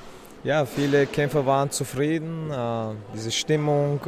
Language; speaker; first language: German; non-native, fluent; Chechen